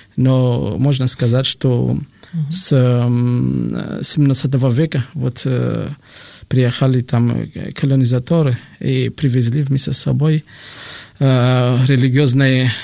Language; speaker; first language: Russian; non-native, fluent; Malagasy